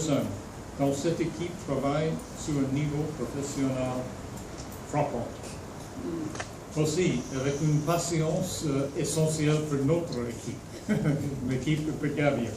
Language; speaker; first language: French; non-native, fluent; English